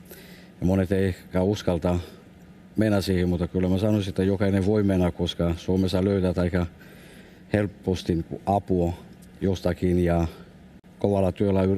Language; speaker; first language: Finnish; non-native, fluent; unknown